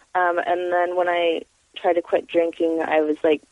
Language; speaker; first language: English; native; English